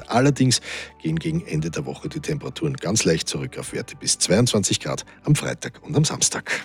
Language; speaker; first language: German; native; German